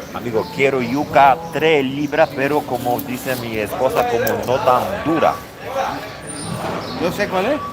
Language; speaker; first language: Spanish; non-native, learner; Polish